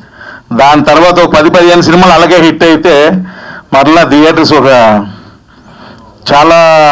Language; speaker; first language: Telugu; native; Telugu